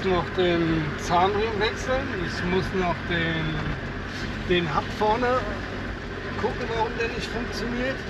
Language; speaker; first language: German; native; German